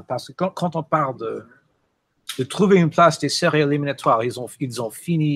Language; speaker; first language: French; non-native, fluent; English